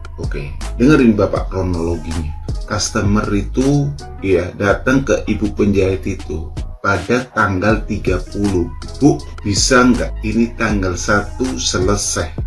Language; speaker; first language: Indonesian; non-native, local second language; Javanese